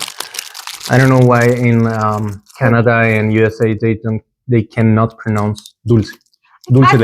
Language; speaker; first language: English; non-native, learner; Spanish